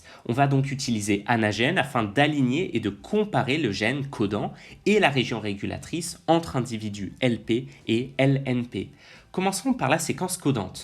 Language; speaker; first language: French; native; French